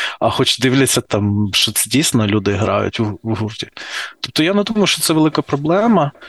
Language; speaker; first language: Ukrainian; non-native, local second language; Russian